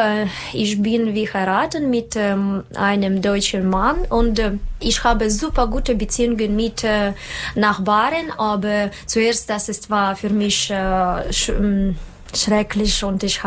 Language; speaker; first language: German; non-native, learner; Russian